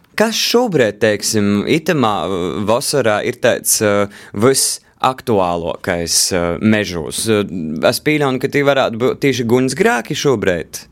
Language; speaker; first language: Latvian; native; Latvian